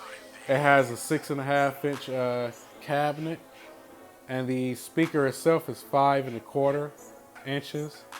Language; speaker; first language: English; native; English